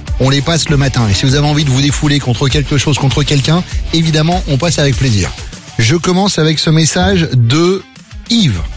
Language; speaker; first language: French; native; French